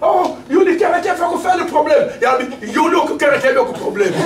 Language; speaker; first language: Dutch; non-native, learner; Lingala